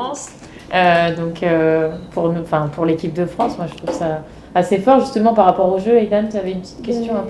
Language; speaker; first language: French; native; French